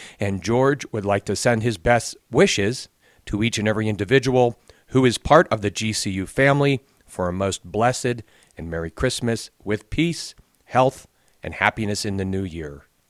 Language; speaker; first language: English; native; English